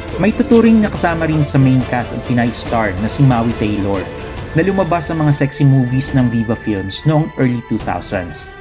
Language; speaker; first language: Filipino; native; Filipino